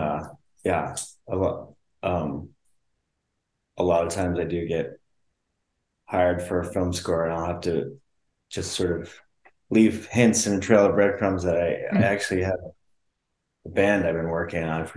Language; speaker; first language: English; native; English